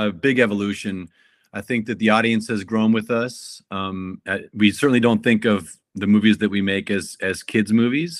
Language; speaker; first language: English; native; English